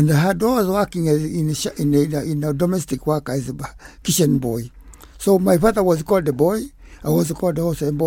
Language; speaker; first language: English; non-native, local second language; Kikuyu